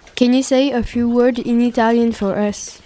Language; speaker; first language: English; non-native, learner; French